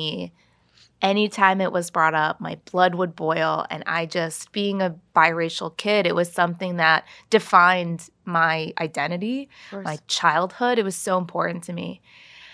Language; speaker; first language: English; native; English